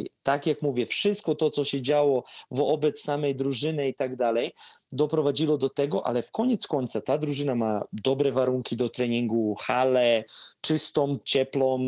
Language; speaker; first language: Polish; non-native, fluent; Serbian